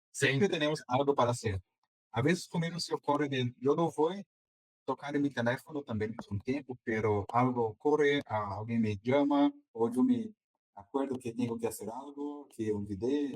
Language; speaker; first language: Spanish; non-native, fluent; Portuguese